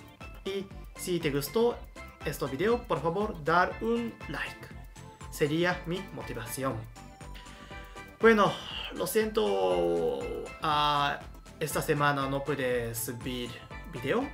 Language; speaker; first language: Spanish; non-native, fluent; Japanese